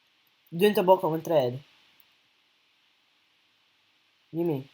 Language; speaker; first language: Swedish; early bilingual, other home language; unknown